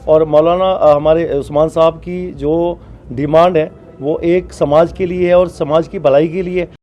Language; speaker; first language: Hindi; non-native, local second language; Punjabi